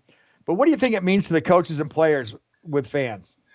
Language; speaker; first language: English; native; English